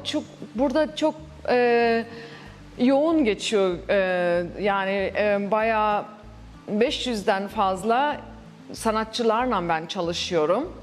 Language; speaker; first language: Turkish; early bilingual, heritage; Turkish